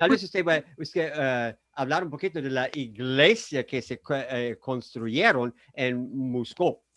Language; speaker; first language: Spanish; non-native, fluent; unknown